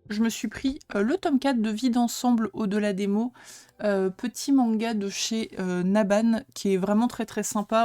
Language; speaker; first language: French; native; French